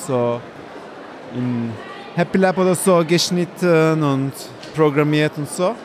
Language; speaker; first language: German; non-native, fluent; Turkish